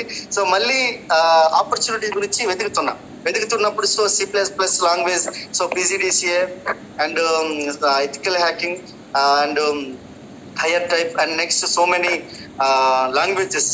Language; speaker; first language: Telugu; native; Telugu